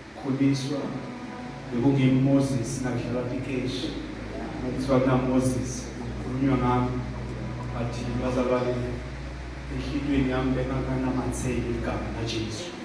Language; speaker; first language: Zulu; non-native, local second language; Swati